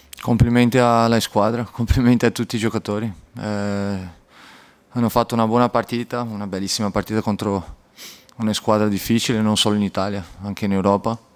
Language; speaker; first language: Italian; non-native, fluent; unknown